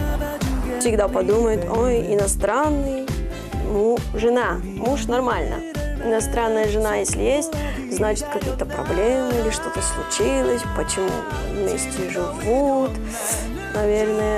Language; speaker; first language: Russian; non-native, learner; Korean